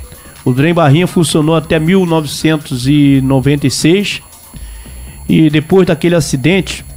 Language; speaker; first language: Portuguese; native; Portuguese